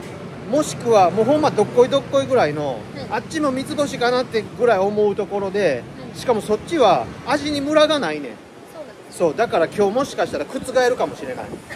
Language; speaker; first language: Japanese; native; Japanese